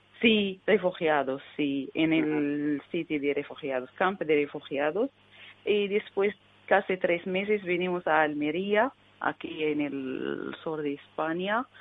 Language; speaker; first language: Spanish; non-native, learner; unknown